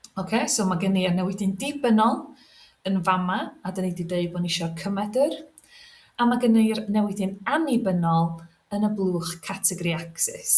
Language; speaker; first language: Welsh; native; Welsh